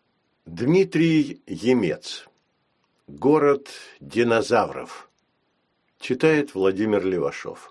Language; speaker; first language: Russian; native; Russian